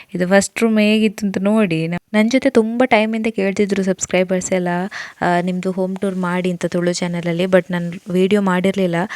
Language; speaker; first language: Kannada; non-native, local second language; Tulu